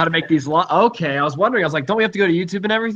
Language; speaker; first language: English; native; English